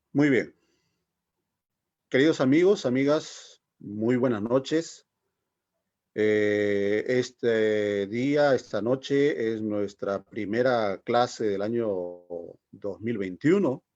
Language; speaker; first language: Spanish; native; Spanish